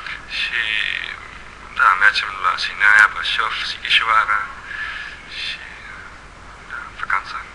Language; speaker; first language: Romanian; non-native, learner; Dutch